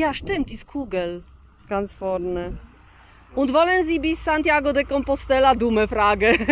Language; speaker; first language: German; non-native, learner; Polish